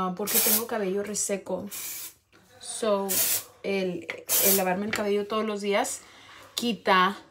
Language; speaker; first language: Spanish; early bilingual, heritage; Spanish